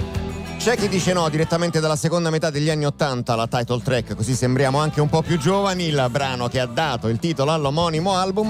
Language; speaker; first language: Italian; native; Italian